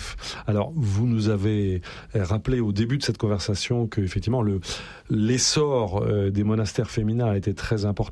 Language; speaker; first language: French; native; French